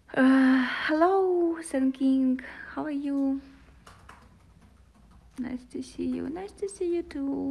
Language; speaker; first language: English; non-native, learner; Russian